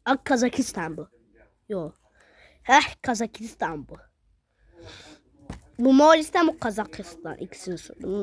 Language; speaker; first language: Turkish; early bilingual, other home language; Arabic